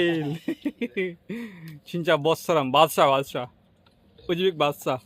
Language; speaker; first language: Korean; non-native, learner; Nepali